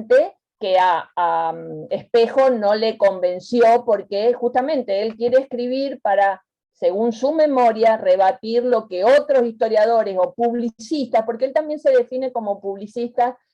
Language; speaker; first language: Spanish; native; Spanish